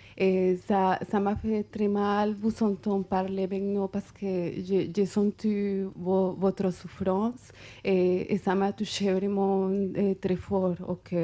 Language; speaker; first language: French; non-native, fluent; Spanish